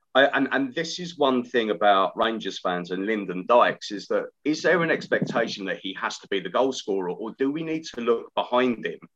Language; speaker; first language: English; native; English